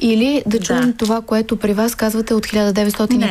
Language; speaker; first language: Bulgarian; native; Bulgarian